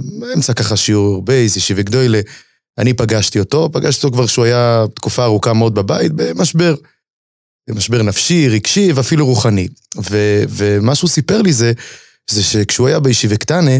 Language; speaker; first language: Hebrew; native; Hebrew